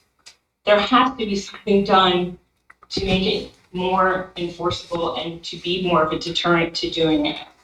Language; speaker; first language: English; native; English